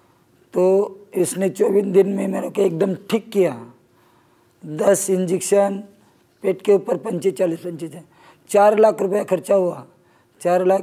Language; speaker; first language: Hindi; non-native, local second language; Marathi